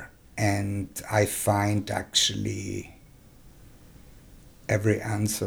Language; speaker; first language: English; non-native, fluent; German